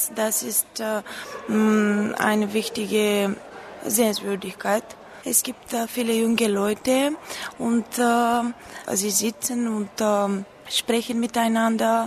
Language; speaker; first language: German; non-native, learner; Bulgarian